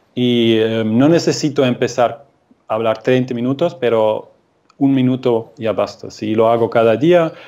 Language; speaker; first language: Spanish; non-native, fluent; Russian